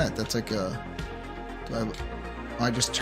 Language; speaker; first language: English; native; English